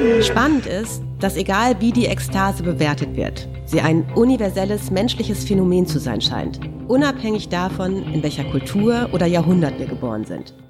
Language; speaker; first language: German; native; German